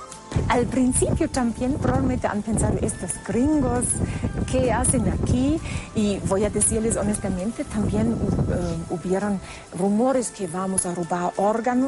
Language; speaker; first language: Spanish; non-native, fluent; German